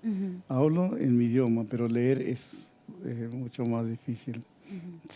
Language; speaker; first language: Spanish; non-native, local second language; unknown